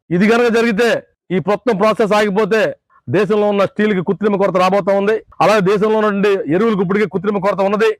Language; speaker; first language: Telugu; native; Telugu